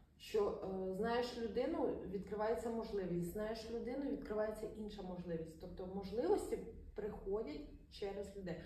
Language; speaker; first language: Ukrainian; non-native, local second language; Russian